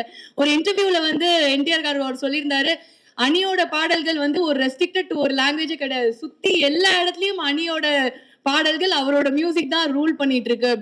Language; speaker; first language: Tamil; native; Tamil